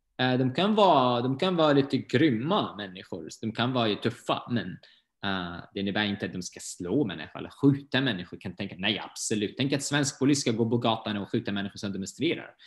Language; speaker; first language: Swedish; non-native, fluent; Arabic